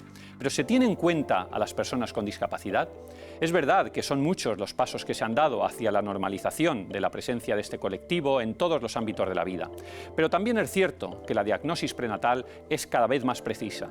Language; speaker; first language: Spanish; native; Spanish